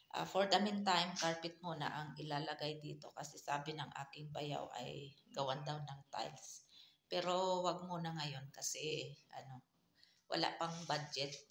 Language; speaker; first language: Filipino; native; Filipino